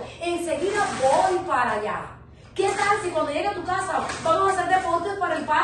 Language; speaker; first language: Spanish; native; Spanish